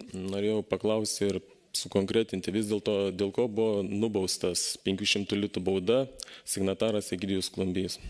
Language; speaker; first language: Lithuanian; native; Lithuanian